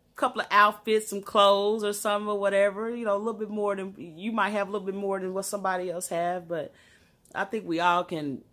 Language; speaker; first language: English; native; English